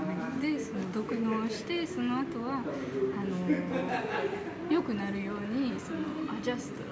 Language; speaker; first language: Japanese; non-native, fluent; French